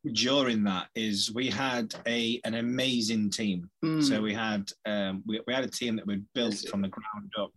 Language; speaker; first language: English; native; English